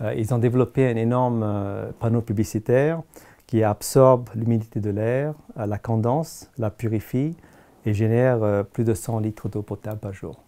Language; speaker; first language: French; non-native, fluent; Tamil